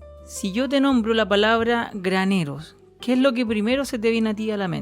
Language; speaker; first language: Spanish; native; Spanish